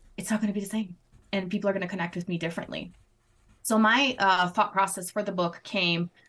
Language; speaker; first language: English; non-native, fluent; Portuguese